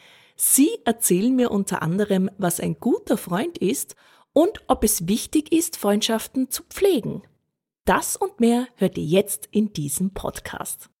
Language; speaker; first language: German; native; German